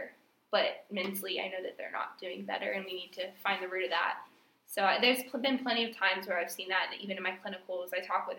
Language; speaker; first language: English; native; English